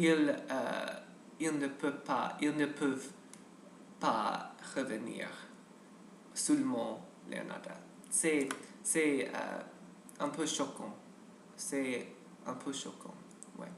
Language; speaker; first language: French; non-native, learner; English